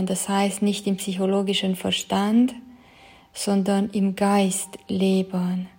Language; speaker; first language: German; non-native, fluent; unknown